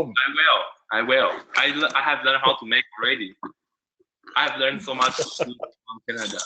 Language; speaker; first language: English; non-native, learner; Chinese